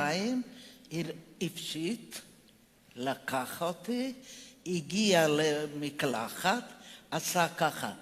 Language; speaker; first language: Hebrew; non-native, fluent; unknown